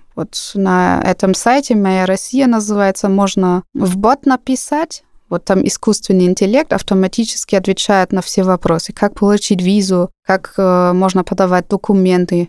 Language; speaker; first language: Russian; non-native, fluent; German